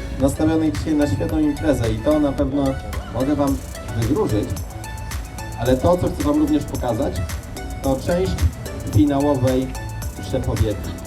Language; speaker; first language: Polish; native; Polish